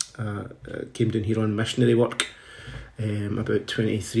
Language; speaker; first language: English; native; English